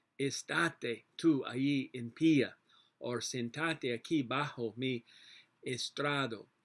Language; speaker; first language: Spanish; non-native, learner; English